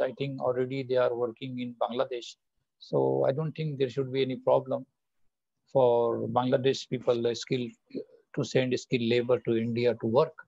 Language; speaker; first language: English; non-native, local second language; Bangla